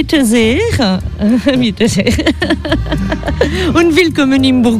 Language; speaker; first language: German; non-native, fluent; French